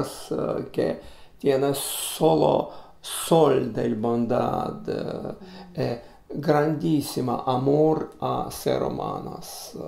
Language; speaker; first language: Spanish; non-native, learner; Russian